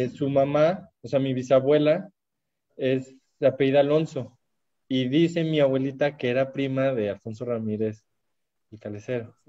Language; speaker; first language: Spanish; native; Spanish